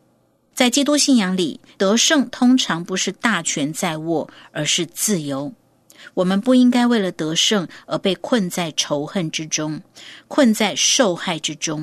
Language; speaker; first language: Chinese; native; Chinese